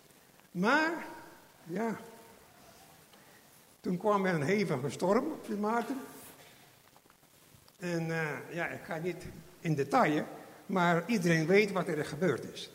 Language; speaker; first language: Dutch; non-native, fluent; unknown